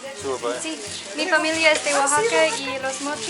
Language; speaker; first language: Spanish; non-native, learner; English